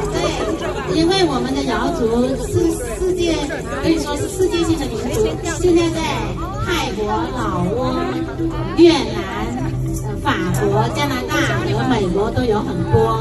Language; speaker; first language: Chinese; non-native, local second language; Iu Mien